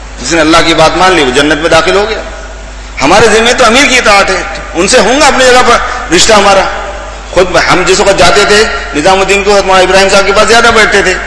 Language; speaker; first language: Hindi; native; Hindi